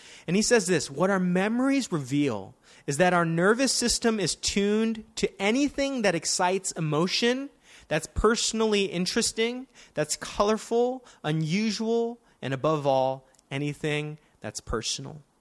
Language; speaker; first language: English; native; English